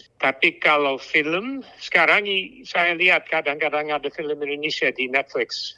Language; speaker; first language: Indonesian; non-native, fluent; English